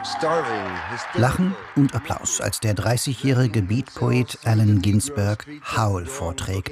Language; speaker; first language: German; native; German